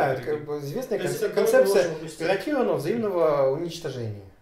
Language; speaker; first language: Russian; native; Russian